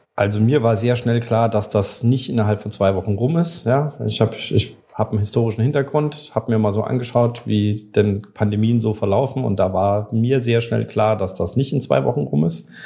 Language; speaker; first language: German; native; German